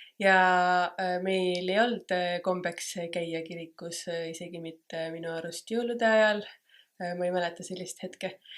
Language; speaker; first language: Estonian; native; Estonian